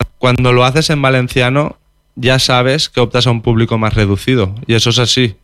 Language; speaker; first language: Spanish; non-native, local second language; Catalan